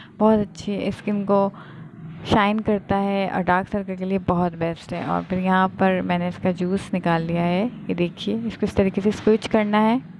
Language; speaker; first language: Urdu; native; Urdu